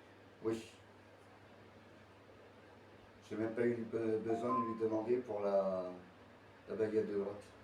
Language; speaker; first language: French; native; French